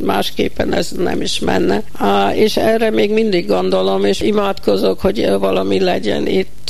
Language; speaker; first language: Hungarian; early bilingual, heritage; Hungarian